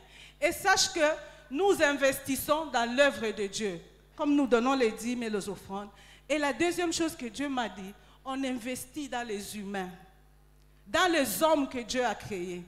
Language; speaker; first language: French; non-native, local second language; Lingala